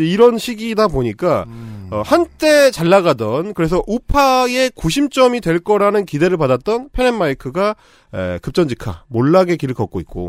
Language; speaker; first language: Korean; native; Korean